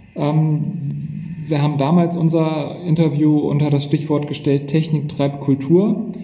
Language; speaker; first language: German; native; German